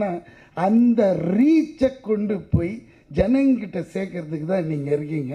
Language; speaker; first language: Tamil; native; Tamil